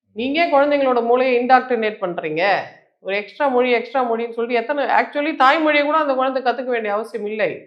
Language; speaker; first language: Tamil; native; Tamil